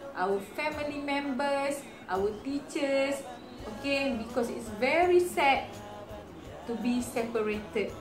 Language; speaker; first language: English; non-native, local second language; Malay